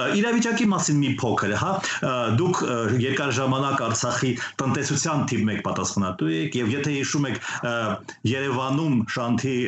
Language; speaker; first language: Armenian; native; Armenian